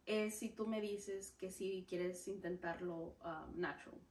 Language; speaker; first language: Spanish; early bilingual, heritage; Spanish